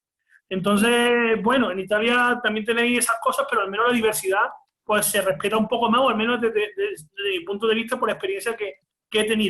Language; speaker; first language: Spanish; native; Spanish